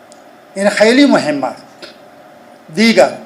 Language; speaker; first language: Persian; non-native, fluent; Urdu